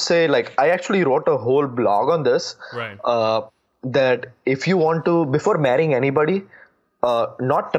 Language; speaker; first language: English; non-native, local second language; Gujarati